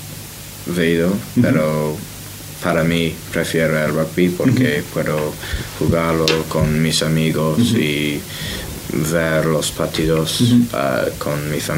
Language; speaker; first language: Spanish; non-native, learner; English